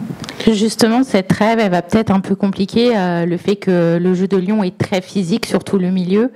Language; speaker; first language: French; native; French